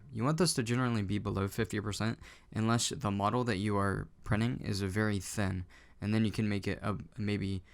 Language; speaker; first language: English; native; English